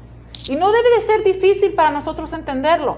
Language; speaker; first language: Spanish; native; Spanish